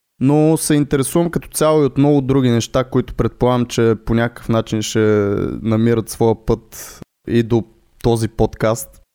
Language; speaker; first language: Bulgarian; native; Bulgarian